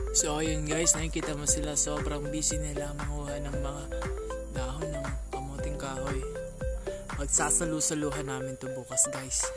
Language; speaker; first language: Filipino; non-native, local second language; Bikol